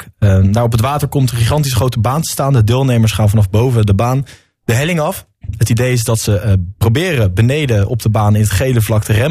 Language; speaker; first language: Dutch; native; Dutch